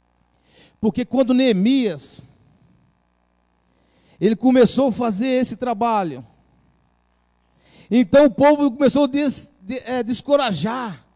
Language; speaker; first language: Portuguese; native; Portuguese